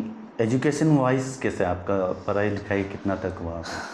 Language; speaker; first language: Hindi; non-native, local second language; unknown